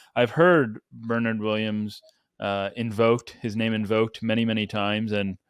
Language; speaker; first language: English; native; English